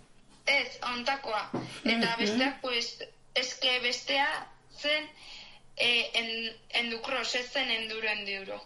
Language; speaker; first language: Basque; non-native, local second language; Spanish